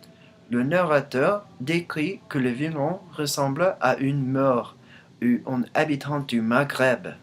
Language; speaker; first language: French; non-native, learner; English